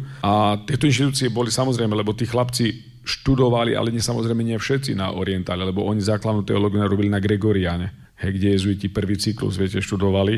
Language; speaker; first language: Slovak; native; Slovak